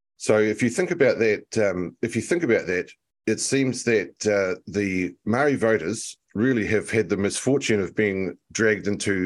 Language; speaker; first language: English; native; English